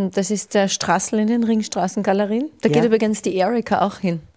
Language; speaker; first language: German; native; German